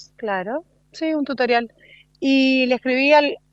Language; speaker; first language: Spanish; native; Spanish